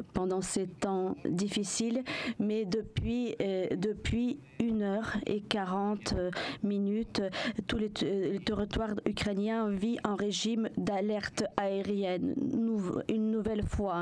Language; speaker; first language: French; non-native, fluent; Ukrainian